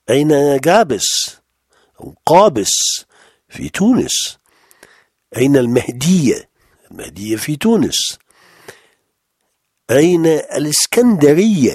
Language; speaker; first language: Arabic; non-native, fluent; French